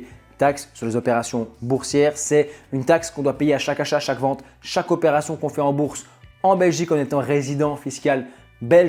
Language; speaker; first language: French; native; French